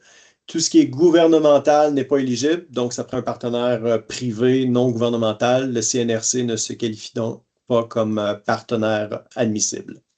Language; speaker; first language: French; native; French